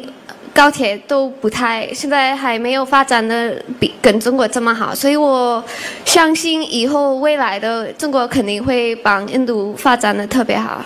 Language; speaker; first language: Chinese; non-native, learner; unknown